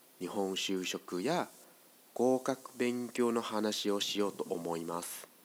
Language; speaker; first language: Japanese; non-native, fluent; Chinese